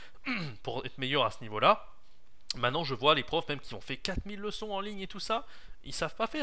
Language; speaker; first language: French; native; French